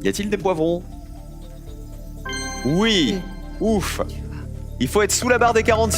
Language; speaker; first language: French; native; French